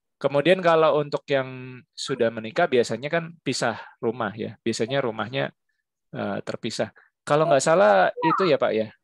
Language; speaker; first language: Indonesian; native; Indonesian